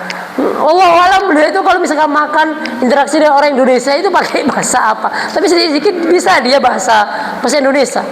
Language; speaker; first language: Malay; non-native, local second language; Javanese